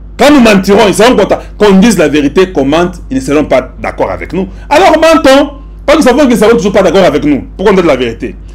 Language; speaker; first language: French; non-native, local second language; Lingala